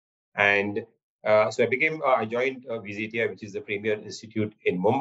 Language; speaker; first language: English; non-native, local second language; Marathi